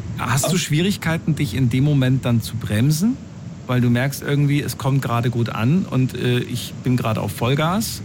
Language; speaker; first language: German; native; German